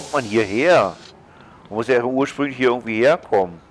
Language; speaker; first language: German; native; German